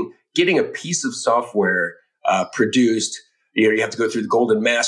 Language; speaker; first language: English; native; English